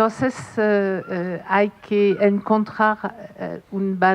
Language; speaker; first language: Spanish; non-native, fluent; French